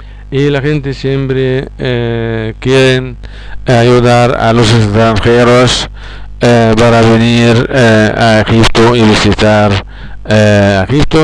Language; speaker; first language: Spanish; non-native, fluent; Arabic